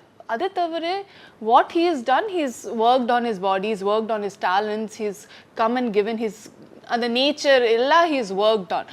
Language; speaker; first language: Tamil; non-native, learner; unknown